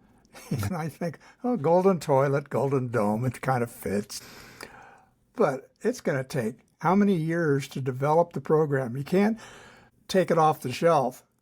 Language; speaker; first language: English; native; English